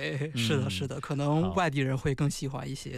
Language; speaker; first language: Chinese; native; Chinese